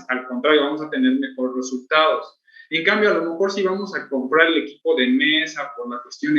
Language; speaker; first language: Spanish; native; Spanish